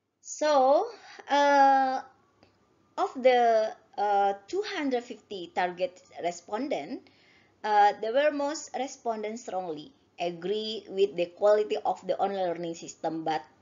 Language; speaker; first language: English; non-native, learner; Indonesian